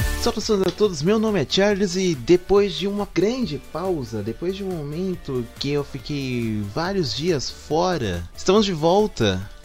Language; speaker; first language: Portuguese; native; Portuguese